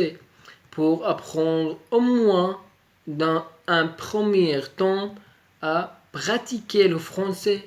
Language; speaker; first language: French; native; French